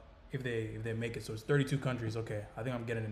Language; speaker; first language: English; native; English